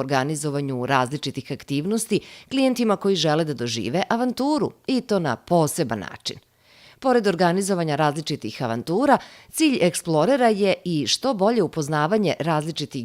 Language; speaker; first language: Serbian; native; Serbian